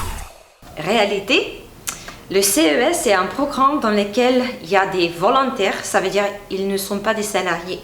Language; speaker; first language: French; non-native, fluent; Romanian